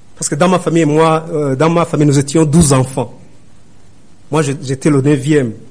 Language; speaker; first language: French; non-native, local second language; Rundi